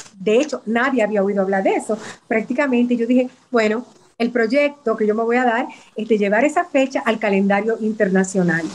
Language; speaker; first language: Spanish; native; Spanish